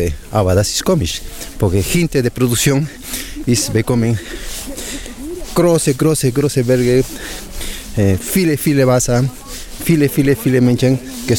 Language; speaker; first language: German; non-native, learner; Spanish